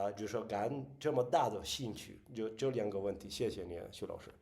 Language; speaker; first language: Chinese; non-native, fluent; Spanish